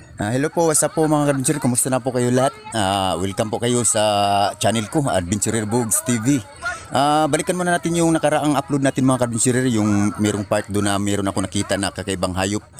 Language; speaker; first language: Filipino; non-native, local second language; Cebuano